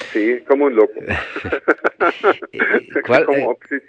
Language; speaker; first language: Spanish; non-native, fluent; German